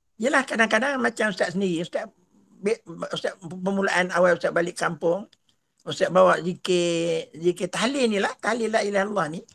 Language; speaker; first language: Malay; native; Malay